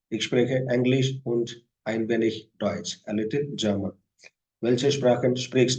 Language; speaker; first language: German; non-native, fluent; Hindi